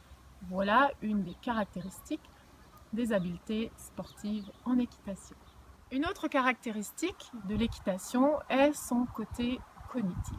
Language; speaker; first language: French; native; French